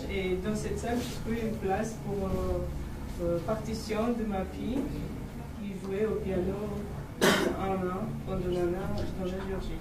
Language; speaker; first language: French; non-native, learner; Georgian